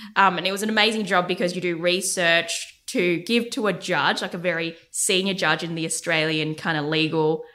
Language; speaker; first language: English; native; English